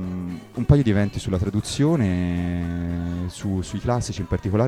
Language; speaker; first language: Italian; native; Italian